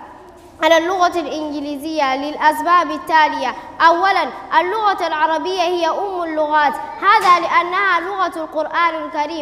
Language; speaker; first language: Arabic; non-native, learner; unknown